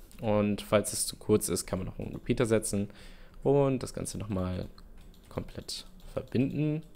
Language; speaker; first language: German; native; German